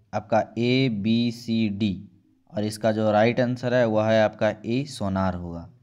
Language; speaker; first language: Hindi; native; Hindi